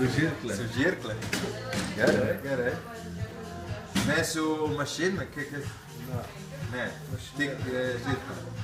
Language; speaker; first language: Lithuanian; non-native, learner; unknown